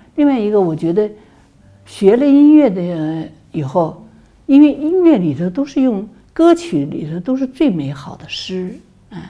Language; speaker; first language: Chinese; native; Chinese